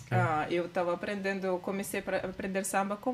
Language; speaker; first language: Portuguese; non-native, learner; Russian